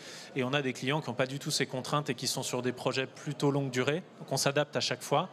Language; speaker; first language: French; native; French